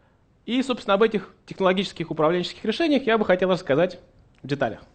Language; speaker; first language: Russian; native; Russian